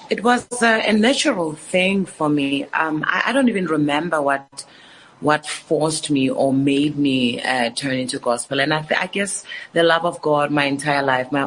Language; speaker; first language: English; non-native, local second language; Northern Sotho